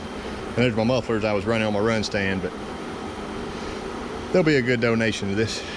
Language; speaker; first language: English; native; English